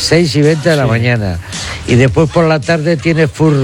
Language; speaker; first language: Spanish; native; Spanish